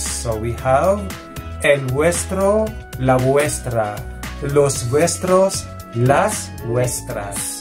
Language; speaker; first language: Spanish; non-native, fluent; Filipino